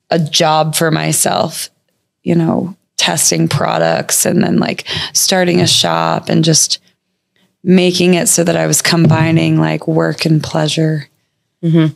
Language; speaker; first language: English; native; English